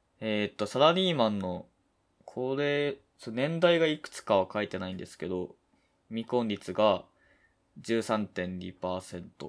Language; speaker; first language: Japanese; native; Japanese